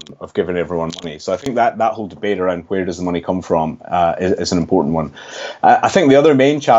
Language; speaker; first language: English; native; English